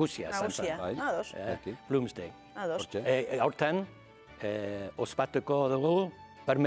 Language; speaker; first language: Basque; non-native, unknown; English